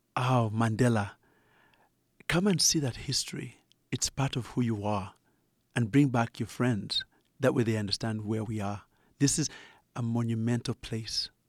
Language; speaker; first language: English; non-native, local second language; Ganda